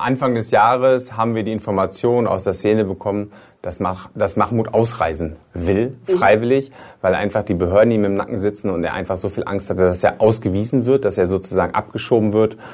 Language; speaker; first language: German; native; German